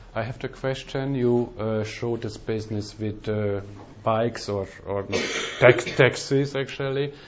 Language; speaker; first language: English; non-native, fluent; Hungarian